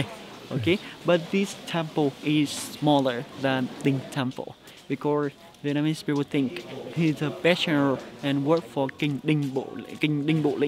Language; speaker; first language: English; non-native, fluent; Vietnamese